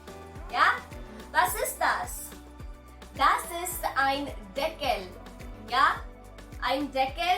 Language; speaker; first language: German; non-native, learner; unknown